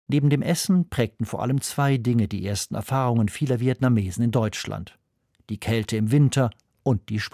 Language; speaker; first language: German; native; German